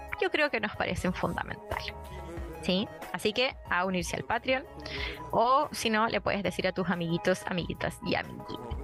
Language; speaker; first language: Spanish; native; Spanish